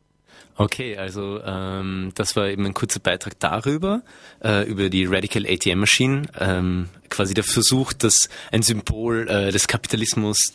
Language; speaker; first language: German; native; German